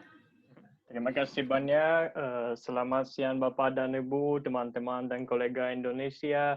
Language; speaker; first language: Indonesian; non-native, fluent; Russian